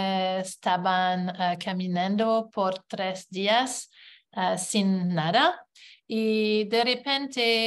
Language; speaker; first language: Spanish; non-native, learner; English